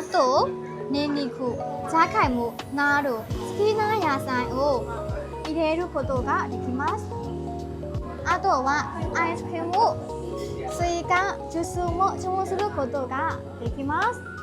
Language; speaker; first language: Japanese; non-native, learner; Burmese